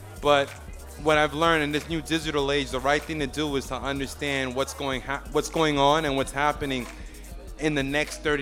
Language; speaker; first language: English; native; English